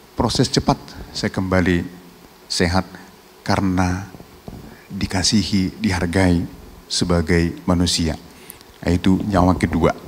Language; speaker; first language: Indonesian; non-native, local second language; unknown